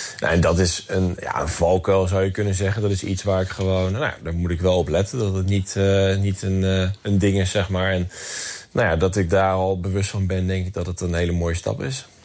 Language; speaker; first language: Dutch; native; Dutch